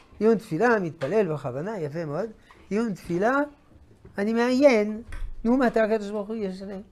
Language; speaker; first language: Hebrew; non-native, fluent; French